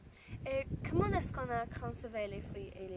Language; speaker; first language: French; non-native, learner; English